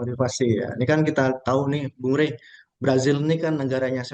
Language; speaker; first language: Indonesian; native; Indonesian